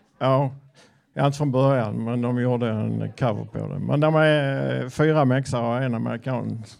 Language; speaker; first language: Swedish; native; Swedish